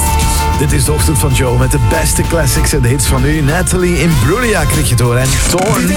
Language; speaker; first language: Dutch; native; Dutch